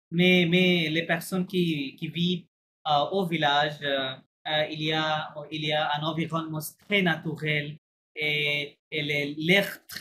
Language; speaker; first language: French; non-native, fluent; Bangla